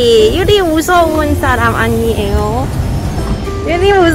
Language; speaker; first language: Korean; non-native, learner; Cantonese